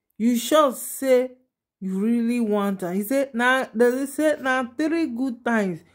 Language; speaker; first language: Nigerian Pidgin; non-native, local second language; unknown